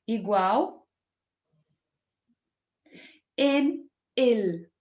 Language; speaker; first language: Spanish; non-native, fluent; Portuguese